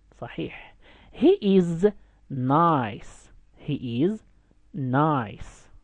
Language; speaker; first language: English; non-native, fluent; Arabic